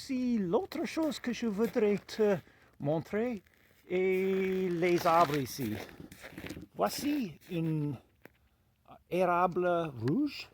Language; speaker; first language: French; non-native, fluent; English